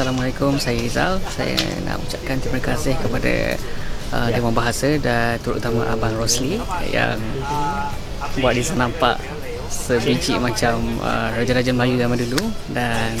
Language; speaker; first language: Malay; native; Malay